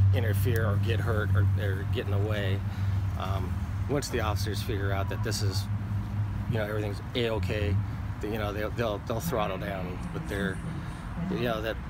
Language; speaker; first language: English; native; English